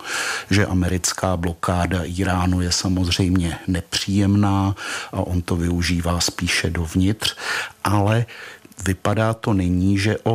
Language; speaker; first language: Czech; native; Czech